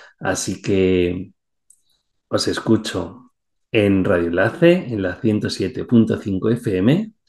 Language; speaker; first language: Spanish; native; Spanish